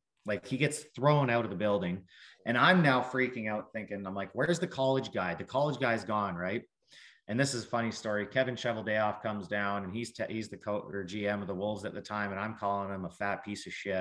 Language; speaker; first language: English; native; English